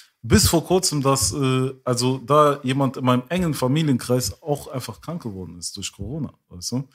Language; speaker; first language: German; early bilingual, other home language; French